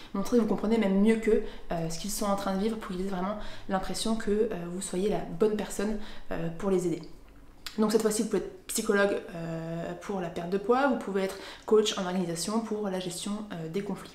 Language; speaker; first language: French; native; French